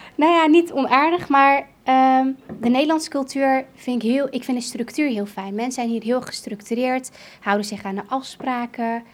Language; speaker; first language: Dutch; early bilingual, other home language; Kurdish